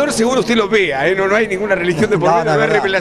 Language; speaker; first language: Spanish; native; Spanish